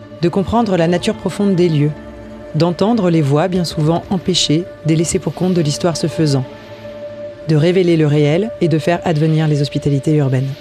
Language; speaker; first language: French; native; French